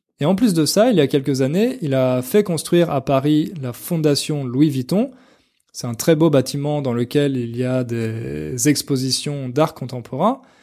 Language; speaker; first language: French; native; French